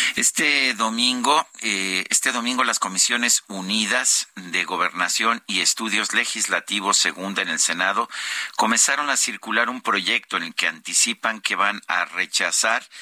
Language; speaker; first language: Spanish; native; Spanish